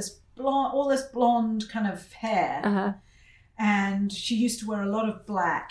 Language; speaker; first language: English; native; English